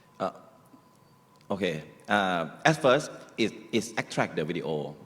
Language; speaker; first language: English; non-native, learner; Thai